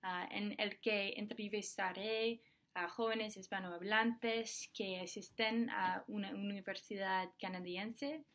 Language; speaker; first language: Spanish; non-native, fluent; English